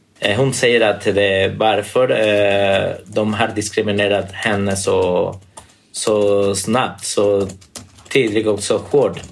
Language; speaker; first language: Swedish; non-native, fluent; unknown